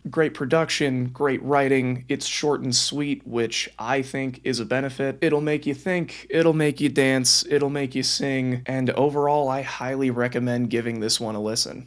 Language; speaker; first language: English; native; English